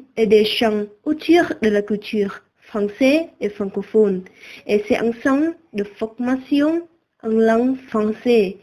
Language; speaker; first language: French; non-native, learner; Vietnamese